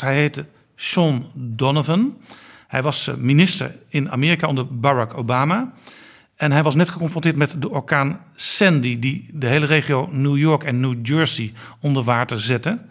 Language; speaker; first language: Dutch; native; Dutch